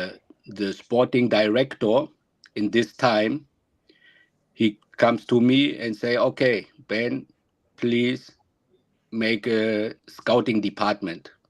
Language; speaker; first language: English; non-native, learner; German